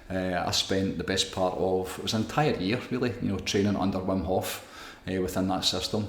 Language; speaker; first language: English; native; English